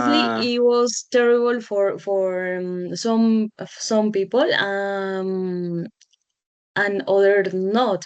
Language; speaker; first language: English; non-native, learner; Spanish